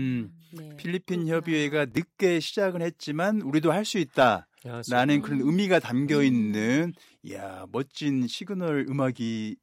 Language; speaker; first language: Korean; native; Korean